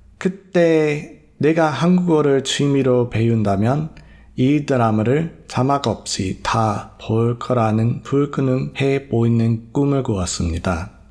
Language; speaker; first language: Korean; non-native, fluent; English